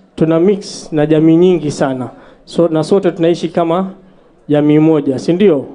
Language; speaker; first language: Swahili; native; Swahili